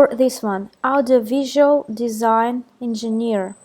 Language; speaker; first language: English; non-native, fluent; Russian